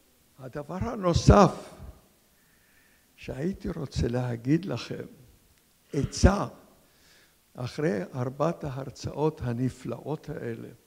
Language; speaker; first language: Hebrew; non-native, fluent; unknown